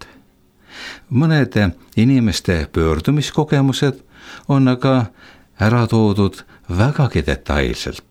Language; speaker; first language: Estonian; native; Estonian